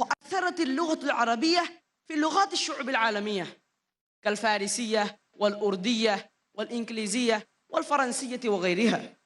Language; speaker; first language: Arabic; non-native, learner; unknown